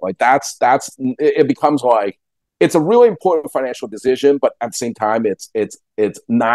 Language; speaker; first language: English; native; English